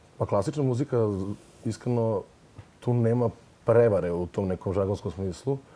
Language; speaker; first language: Serbian; native; Serbian